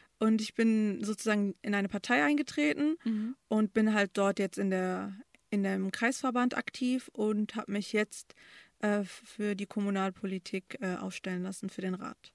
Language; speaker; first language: German; early bilingual, other home language; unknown